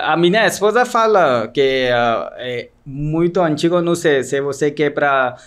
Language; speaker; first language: Portuguese; non-native, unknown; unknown